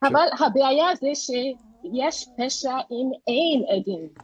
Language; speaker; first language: Hebrew; non-native, learner; English